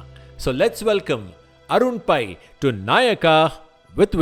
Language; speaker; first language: Kannada; native; Kannada